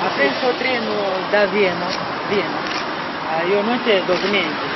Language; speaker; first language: Italian; non-native, learner; Romanian